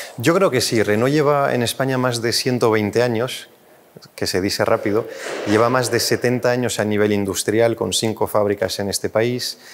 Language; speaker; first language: Spanish; non-native, fluent; French